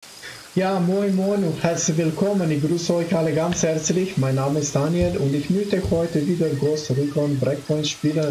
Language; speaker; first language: German; non-native, fluent; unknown